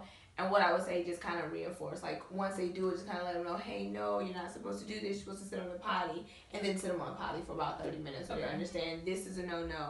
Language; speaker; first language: English; native; English